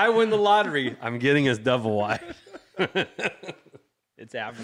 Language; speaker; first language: English; native; English